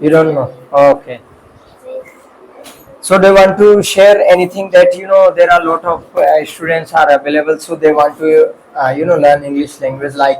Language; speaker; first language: English; non-native, fluent; Hindi